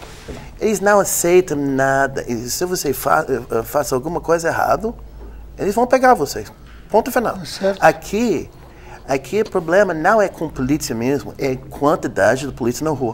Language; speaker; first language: Portuguese; non-native, fluent; English